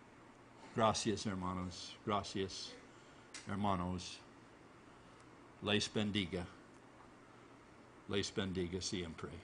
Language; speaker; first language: Spanish; non-native, learner; English